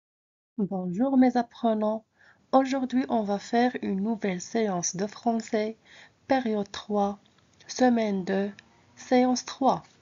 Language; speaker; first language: French; non-native, local second language; Arabic